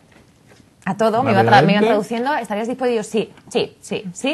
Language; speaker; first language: Spanish; native; Spanish